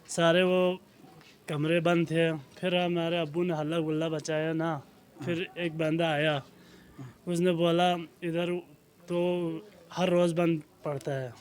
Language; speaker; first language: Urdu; non-native, local second language; Balti